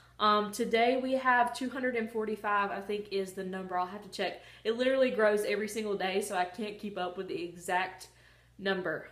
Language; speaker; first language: English; native; English